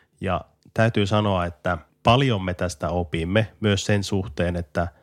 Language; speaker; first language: Finnish; native; Finnish